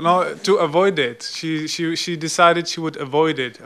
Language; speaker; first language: English; non-native, fluent; Czech